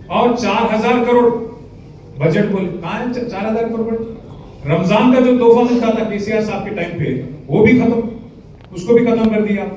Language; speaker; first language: Hindi; non-native, local second language; Telugu